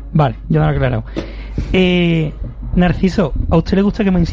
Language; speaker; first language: Spanish; native; Spanish